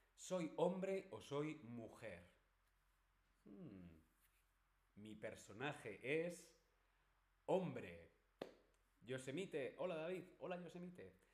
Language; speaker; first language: Spanish; native; Spanish